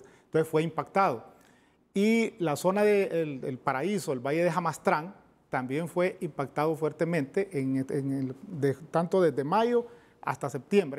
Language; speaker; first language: Spanish; native; Spanish